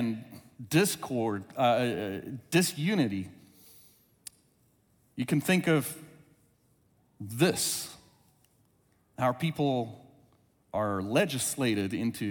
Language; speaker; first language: English; non-native, local second language; Afrikaans